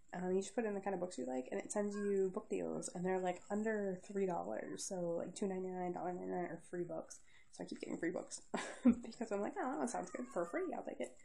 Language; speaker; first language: English; native; English